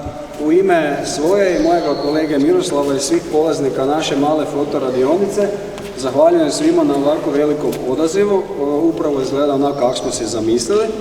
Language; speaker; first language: Croatian; native; Croatian